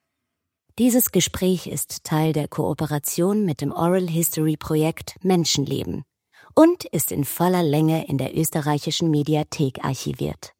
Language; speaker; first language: German; native; German